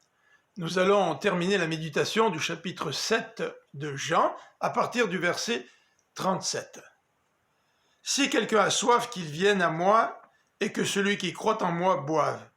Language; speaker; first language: French; native; French